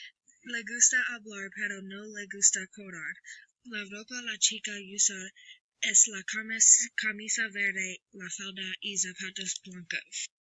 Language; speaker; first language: Spanish; non-native, learner; English